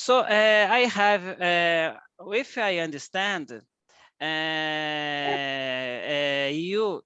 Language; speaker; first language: English; non-native, learner; Portuguese